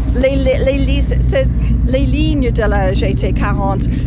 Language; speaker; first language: French; non-native, fluent; English